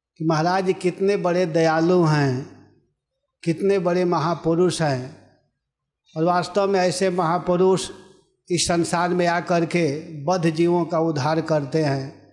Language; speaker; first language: Hindi; native; Hindi